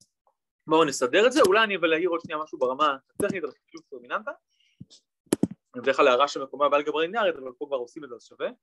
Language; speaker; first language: Hebrew; native; Hebrew